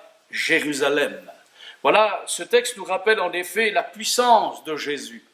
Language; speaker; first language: French; native; French